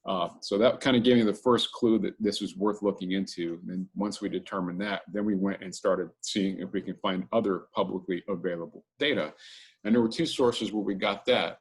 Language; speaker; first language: English; native; English